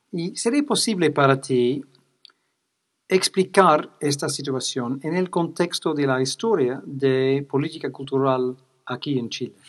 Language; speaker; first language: Spanish; non-native, fluent; English